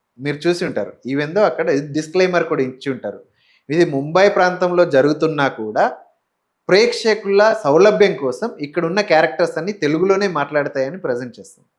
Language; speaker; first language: Telugu; native; Telugu